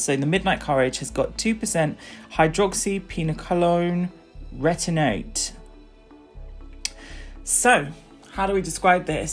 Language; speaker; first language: English; native; English